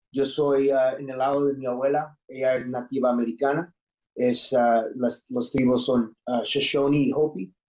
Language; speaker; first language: Spanish; early bilingual, heritage; English